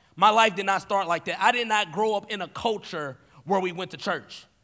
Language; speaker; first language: English; native; English